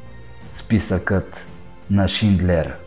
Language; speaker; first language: Bulgarian; native; Bulgarian